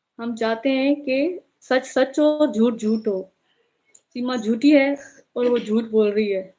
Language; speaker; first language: Urdu; non-native, local second language; Sindhi